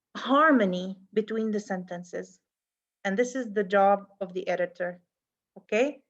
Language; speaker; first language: English; non-native, fluent; Arabic